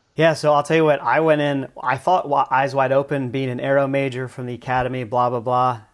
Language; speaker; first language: English; native; English